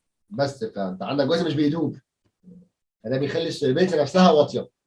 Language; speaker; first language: Arabic; native; Arabic